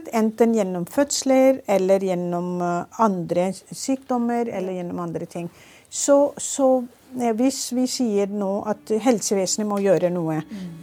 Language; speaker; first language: Norwegian; non-native, fluent; Urdu